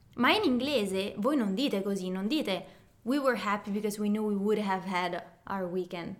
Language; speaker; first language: English; non-native, fluent; Italian